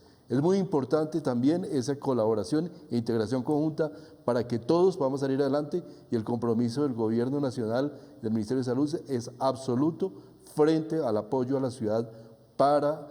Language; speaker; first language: Spanish; native; Spanish